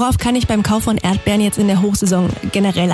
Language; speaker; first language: German; native; German